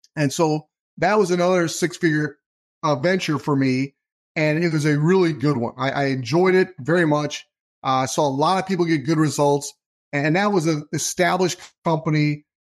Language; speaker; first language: English; native; English